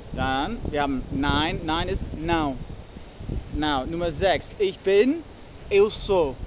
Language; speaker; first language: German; non-native, learner; English